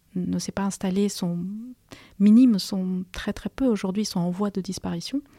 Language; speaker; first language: French; non-native, fluent; Spanish